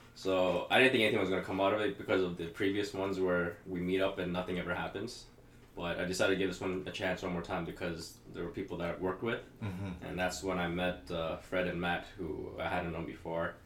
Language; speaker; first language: English; early bilingual, heritage; Swedish